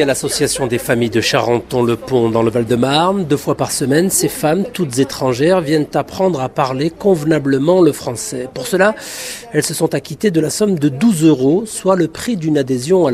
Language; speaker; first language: French; native; French